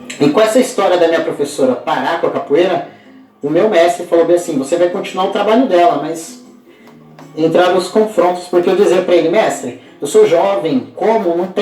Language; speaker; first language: Portuguese; native; Portuguese